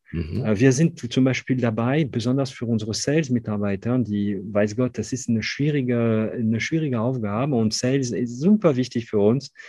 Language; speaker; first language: German; non-native, fluent; French